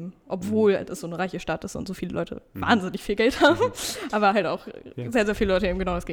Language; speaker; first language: German; native; German